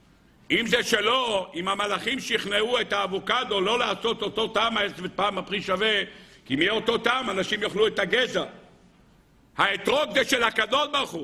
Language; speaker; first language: Hebrew; native; Hebrew